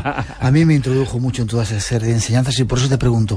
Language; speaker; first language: Spanish; native; Spanish